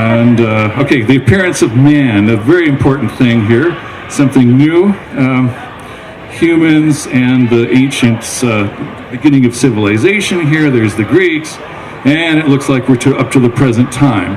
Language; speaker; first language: English; native; English